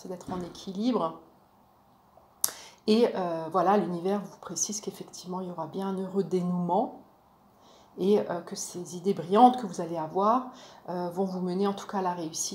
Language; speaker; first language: French; native; French